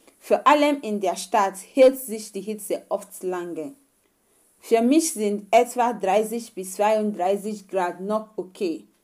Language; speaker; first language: German; non-native, fluent; Igbo